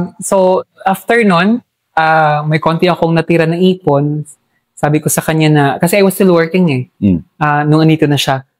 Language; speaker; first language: Filipino; non-native, local second language; Hiligaynon